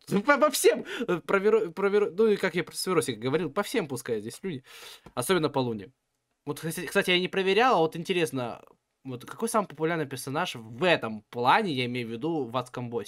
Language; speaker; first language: Russian; native; Russian